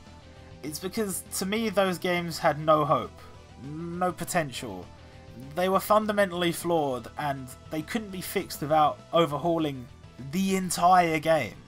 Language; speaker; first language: English; native; English